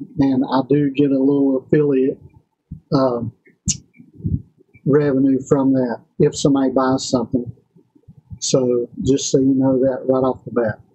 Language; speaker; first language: English; native; English